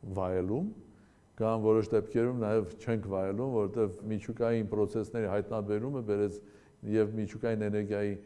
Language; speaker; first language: Armenian; native; Armenian